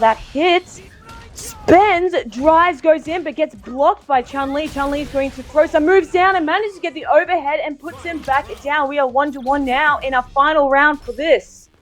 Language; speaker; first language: English; native; English